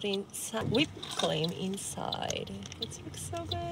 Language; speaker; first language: English; non-native, learner; Japanese